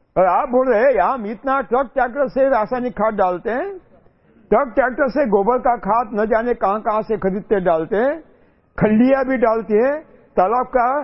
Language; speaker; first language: Hindi; non-native, local second language; Marathi